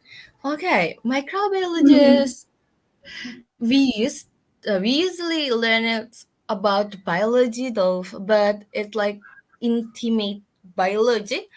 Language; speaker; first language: English; non-native, learner; Indonesian